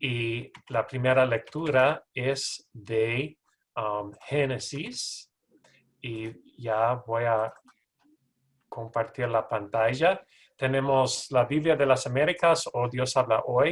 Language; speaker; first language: Spanish; non-native, learner; English